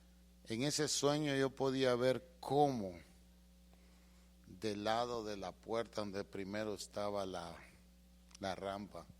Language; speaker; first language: Spanish; native; Spanish